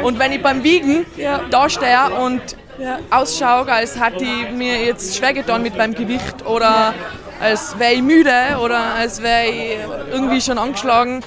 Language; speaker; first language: German; native; German